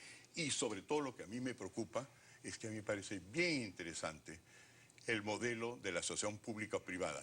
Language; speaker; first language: Spanish; native; Spanish